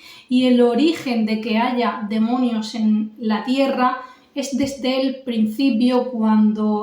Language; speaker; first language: Spanish; native; Spanish